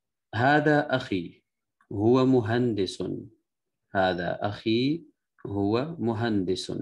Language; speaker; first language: Arabic; non-native, fluent; Urdu